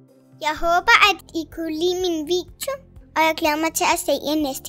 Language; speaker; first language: Danish; early bilingual, other home language; Urdu